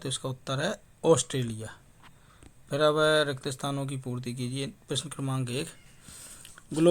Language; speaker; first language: Hindi; native; Hindi